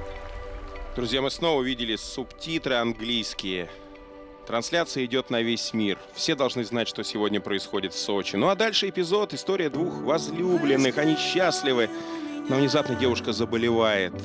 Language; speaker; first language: Russian; native; Russian